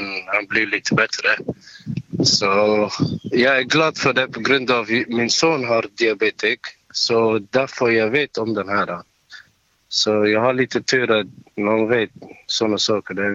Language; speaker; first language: Swedish; non-native, learner; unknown